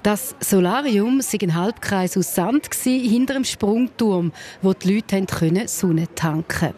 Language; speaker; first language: German; native; German